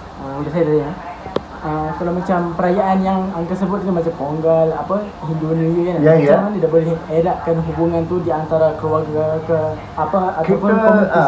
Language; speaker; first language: Malay; native; Malay